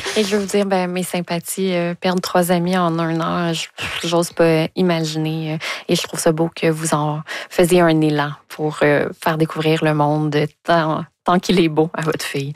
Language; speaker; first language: French; native; French